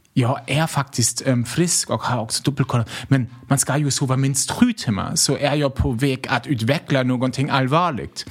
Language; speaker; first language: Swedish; non-native, fluent; German